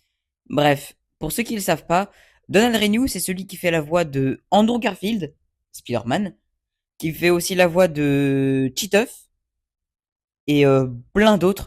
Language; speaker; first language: French; native; French